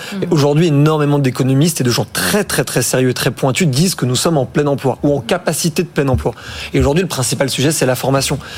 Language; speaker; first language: French; native; French